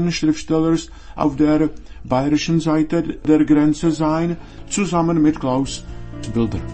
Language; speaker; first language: German; non-native, fluent; Czech